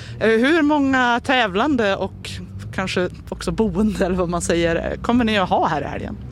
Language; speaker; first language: Swedish; native; Swedish